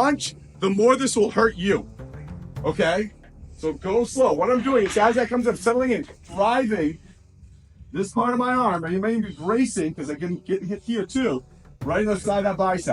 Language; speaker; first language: English; native; English